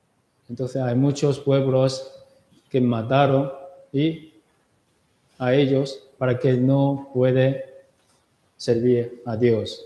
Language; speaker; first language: Spanish; non-native, learner; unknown